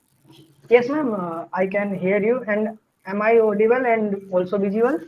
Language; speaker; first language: English; non-native, learner; Hindi